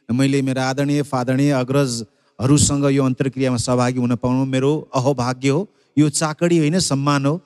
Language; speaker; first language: Nepali; native; Nepali